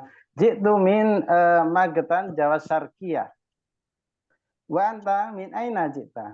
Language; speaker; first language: Arabic; non-native, learner; Indonesian